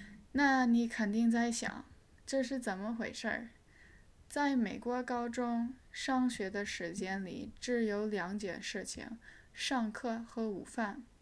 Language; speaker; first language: Chinese; early bilingual, heritage; English